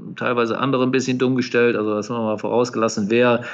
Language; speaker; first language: German; native; German